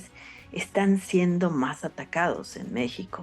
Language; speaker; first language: Spanish; native; Spanish